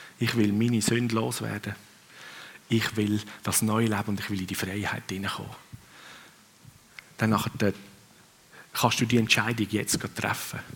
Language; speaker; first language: German; non-native, fluent; Swiss German